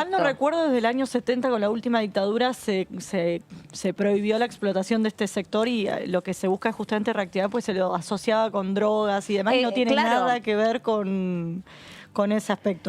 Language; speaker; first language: Spanish; native; Spanish